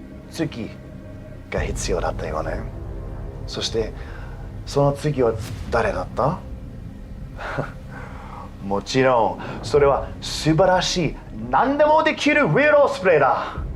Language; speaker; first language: Japanese; non-native, fluent; English